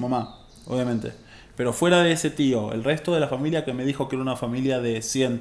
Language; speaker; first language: Spanish; native; Spanish